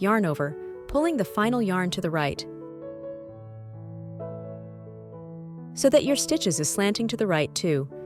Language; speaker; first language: English; non-native, fluent; Chinese